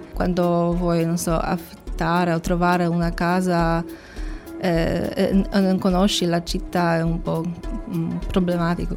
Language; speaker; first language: Italian; non-native, learner; Polish